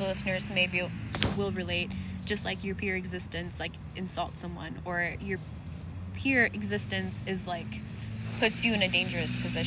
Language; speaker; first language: English; native; English